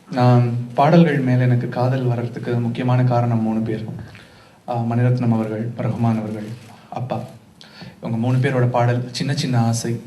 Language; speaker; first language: Tamil; native; Tamil